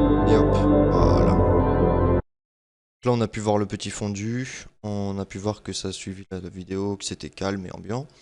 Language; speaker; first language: French; native; French